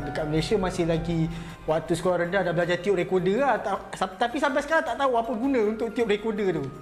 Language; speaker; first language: Malay; native; Malay